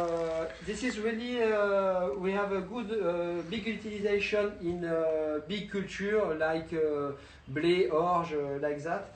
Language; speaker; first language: English; non-native, learner; French